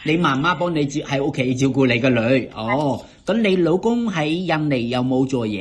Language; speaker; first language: Cantonese; native; Cantonese